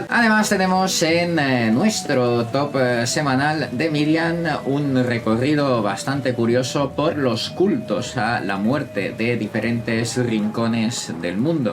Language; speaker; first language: Spanish; native; Spanish